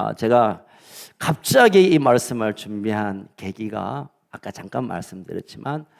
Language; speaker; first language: Korean; native; Korean